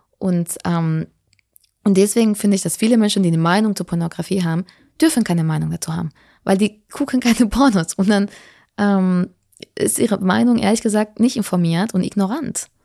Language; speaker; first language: German; non-native, fluent; Spanish